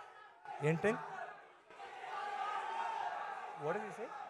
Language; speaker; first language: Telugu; non-native, fluent; Tamil